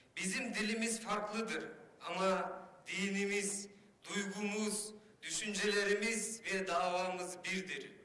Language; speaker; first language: Turkish; non-native, fluent; Kyrgyz